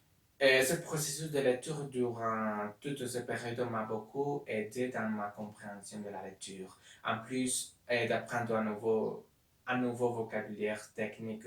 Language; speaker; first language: French; non-native, learner; Spanish